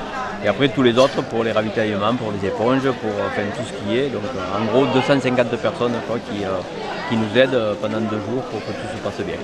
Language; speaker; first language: French; native; French